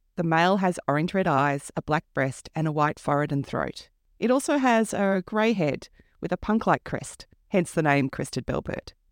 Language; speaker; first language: English; native; English